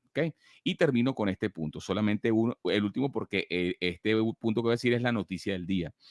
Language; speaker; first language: Spanish; native; Spanish